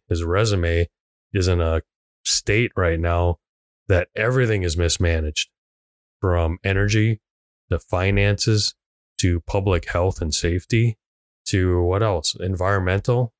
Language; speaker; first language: English; non-native, local second language; Cantonese